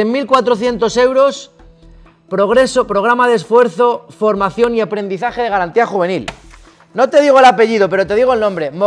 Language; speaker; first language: Spanish; native; Spanish